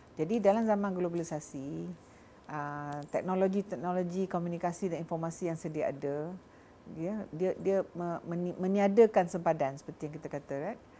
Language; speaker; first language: Malay; native; Malay